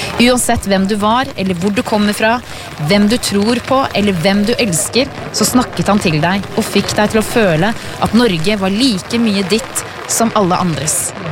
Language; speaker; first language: Norwegian; native; Norwegian